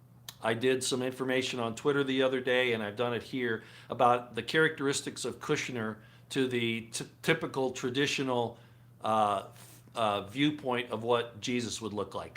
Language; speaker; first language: English; native; English